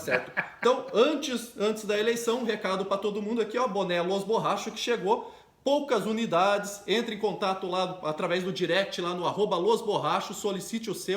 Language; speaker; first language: Portuguese; native; Portuguese